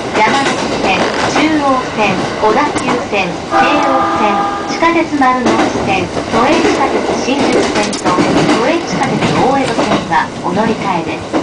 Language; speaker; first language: Japanese; native; Japanese